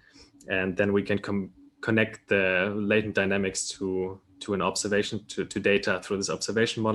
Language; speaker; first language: English; non-native, fluent; German